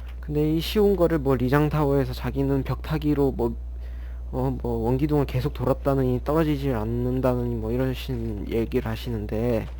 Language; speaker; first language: Korean; native; Korean